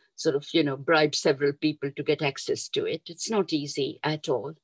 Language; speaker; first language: English; non-native, local second language; Urdu